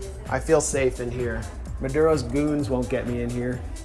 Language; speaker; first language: English; native; English